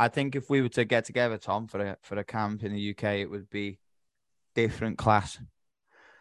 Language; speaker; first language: English; native; English